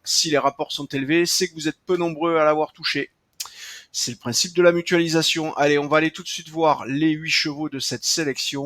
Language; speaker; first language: French; native; French